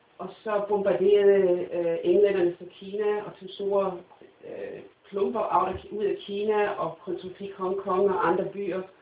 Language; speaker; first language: Danish; non-native, fluent; English